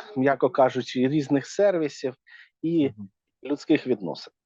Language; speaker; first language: Ukrainian; native; Ukrainian